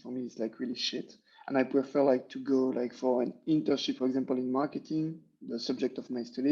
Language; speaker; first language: English; non-native, learner; French